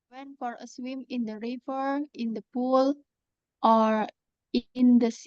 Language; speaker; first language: English; non-native, learner; Indonesian